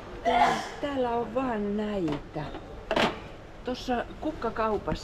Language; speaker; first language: Finnish; native; Finnish